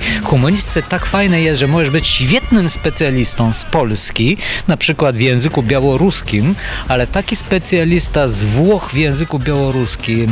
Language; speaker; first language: Polish; non-native, fluent; Bulgarian